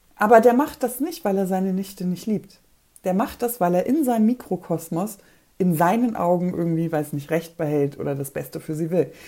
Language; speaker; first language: German; early bilingual, other home language; Polish